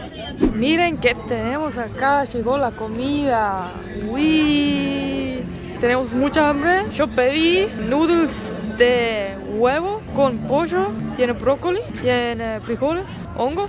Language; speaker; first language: Spanish; non-native, fluent; Estonian